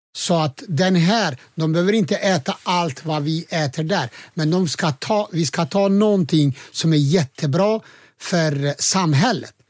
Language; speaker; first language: Swedish; non-native, fluent; Albanian